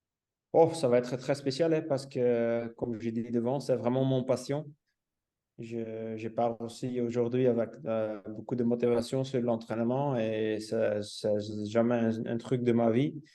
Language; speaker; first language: French; non-native, local second language; Dutch